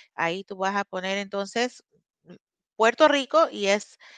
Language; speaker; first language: Spanish; non-native, local second language; English